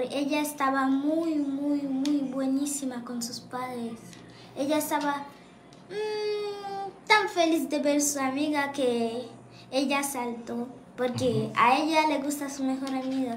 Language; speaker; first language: Spanish; non-native, learner; Haitian Creole